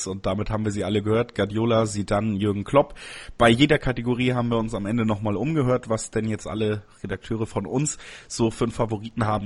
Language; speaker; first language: German; native; German